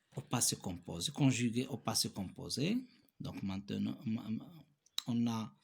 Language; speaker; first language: French; non-native, local second language; Arabic